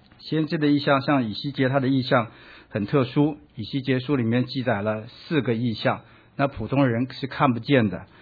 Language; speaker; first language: Chinese; native; Chinese